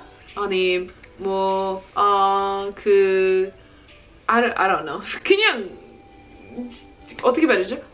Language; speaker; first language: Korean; non-native, learner; English